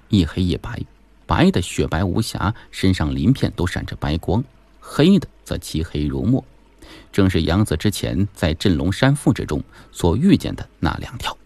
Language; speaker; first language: Chinese; native; Chinese